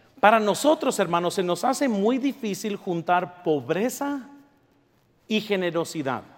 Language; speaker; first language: Spanish; early bilingual, heritage; Spanish